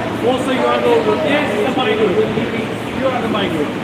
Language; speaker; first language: English; non-native, fluent; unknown